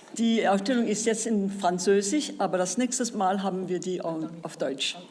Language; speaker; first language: German; non-native, learner; French